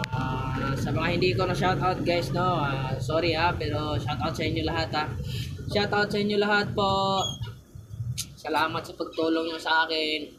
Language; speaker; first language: Filipino; non-native, local second language; Cebuano